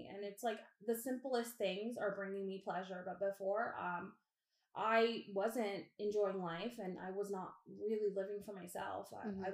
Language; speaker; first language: English; native; English